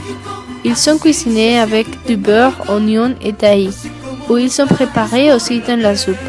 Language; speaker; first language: French; non-native, learner; Spanish